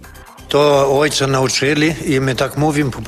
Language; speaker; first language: Polish; early bilingual, heritage; Polish